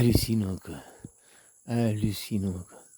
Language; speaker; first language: French; native; French